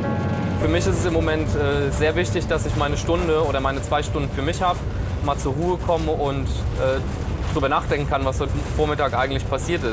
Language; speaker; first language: German; native; German